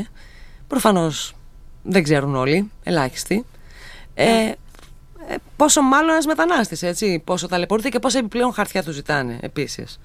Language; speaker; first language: Greek; native; Greek